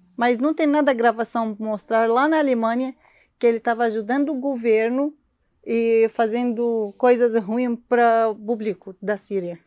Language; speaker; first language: Portuguese; non-native, learner; Arabic